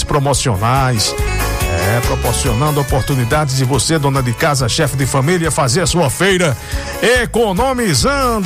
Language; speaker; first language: Portuguese; native; Portuguese